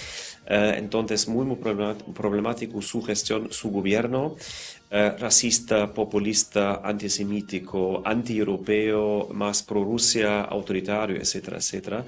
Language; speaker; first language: Spanish; non-native, fluent; German